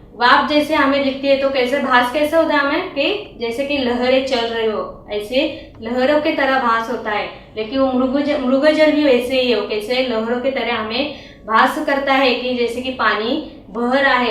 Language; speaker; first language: Hindi; non-native, local second language; Marathi